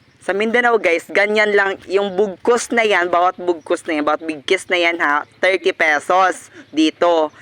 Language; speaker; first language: Filipino; non-native, local second language; Cebuano